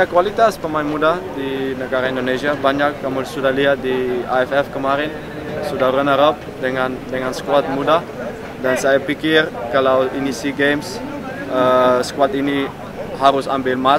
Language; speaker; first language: Indonesian; non-native, fluent; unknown